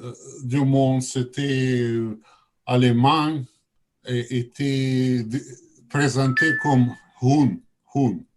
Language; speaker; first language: French; non-native, learner; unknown